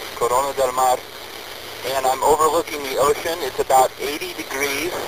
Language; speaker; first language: English; native; English